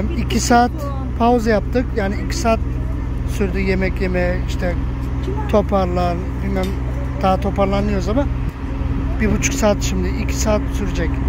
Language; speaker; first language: Turkish; early bilingual, heritage; Turkish